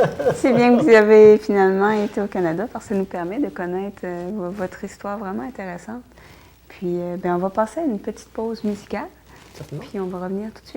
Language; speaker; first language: French; native; French